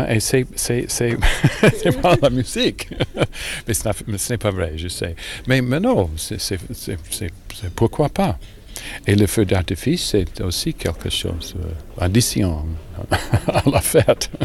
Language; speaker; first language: French; non-native, learner; English